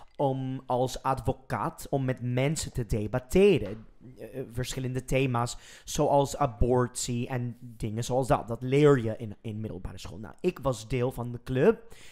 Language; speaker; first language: Dutch; non-native, fluent; English